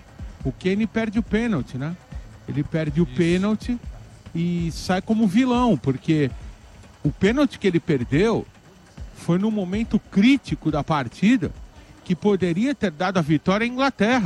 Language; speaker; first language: Portuguese; native; Portuguese